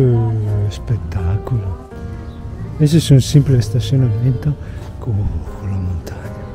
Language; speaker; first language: Spanish; non-native, fluent; Italian